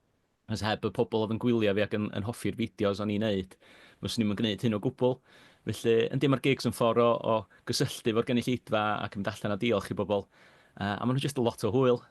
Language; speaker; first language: Welsh; native; Welsh